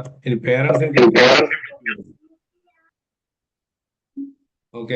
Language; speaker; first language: Malayalam; native; Malayalam